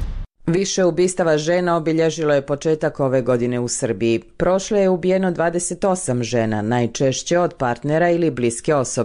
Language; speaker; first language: Croatian; native; Croatian